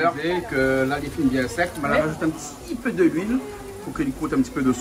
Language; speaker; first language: French; non-native, local second language; Réunion Creole French